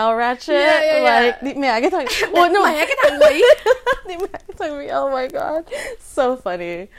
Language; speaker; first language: English; early bilingual, other home language; Vietnamese